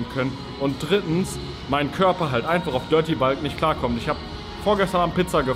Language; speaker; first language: German; native; German